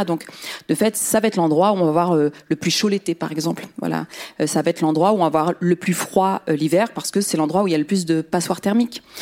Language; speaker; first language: French; early bilingual, other home language; Riffian